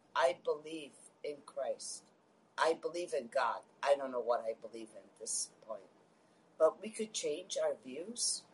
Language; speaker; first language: English; native; English